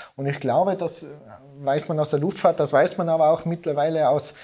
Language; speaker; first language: German; native; German